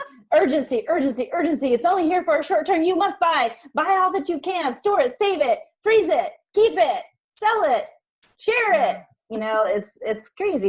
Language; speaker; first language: English; native; English